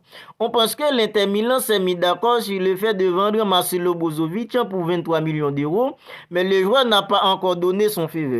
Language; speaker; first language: French; native; French